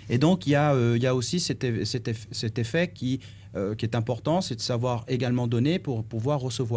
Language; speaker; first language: French; native; French